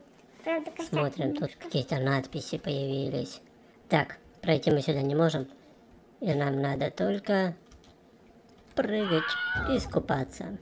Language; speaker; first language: Russian; native; Russian